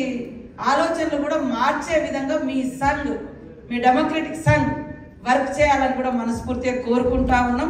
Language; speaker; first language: Telugu; native; Telugu